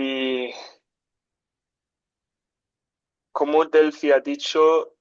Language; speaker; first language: Spanish; non-native, learner; English